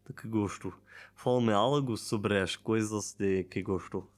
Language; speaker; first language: Portuguese; non-native, learner; German